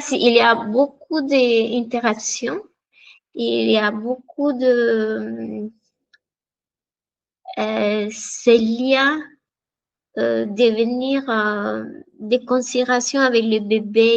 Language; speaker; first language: French; non-native, fluent; Spanish